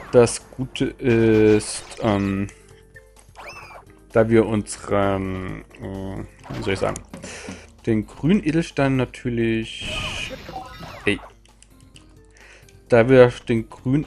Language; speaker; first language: German; native; German